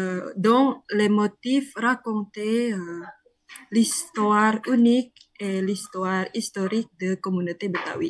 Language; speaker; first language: French; non-native, learner; Indonesian